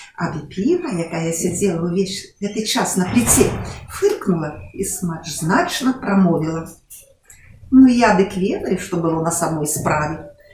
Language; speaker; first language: Belarusian; non-native, local second language; Russian